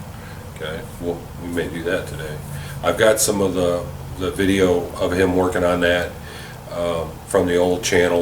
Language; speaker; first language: English; native; English